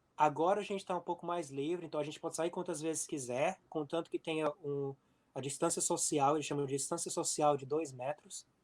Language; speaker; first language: Portuguese; native; Portuguese